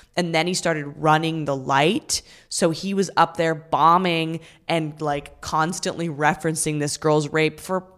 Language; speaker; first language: English; native; English